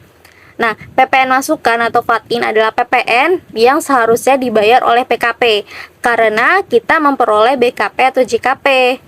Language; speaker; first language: Indonesian; native; Indonesian